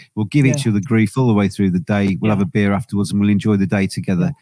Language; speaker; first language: English; native; English